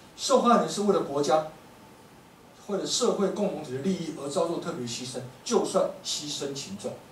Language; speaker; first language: Chinese; native; Chinese